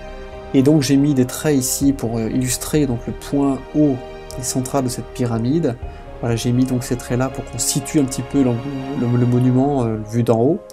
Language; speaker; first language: French; native; French